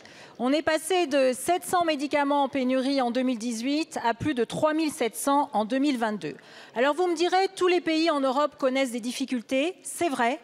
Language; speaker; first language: French; native; French